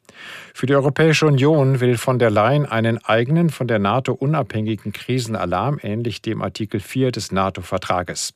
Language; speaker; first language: German; native; German